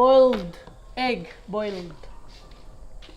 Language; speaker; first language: English; non-native, learner; Filipino